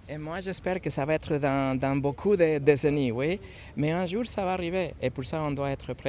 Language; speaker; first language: French; non-native, fluent; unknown